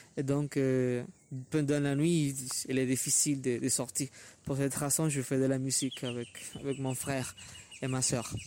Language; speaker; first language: French; non-native, learner; Spanish